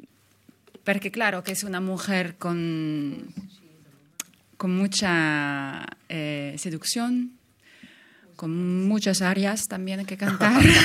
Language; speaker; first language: Spanish; non-native, fluent; French